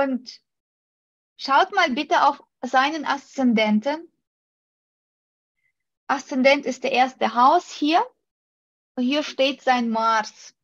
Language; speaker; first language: German; non-native, fluent; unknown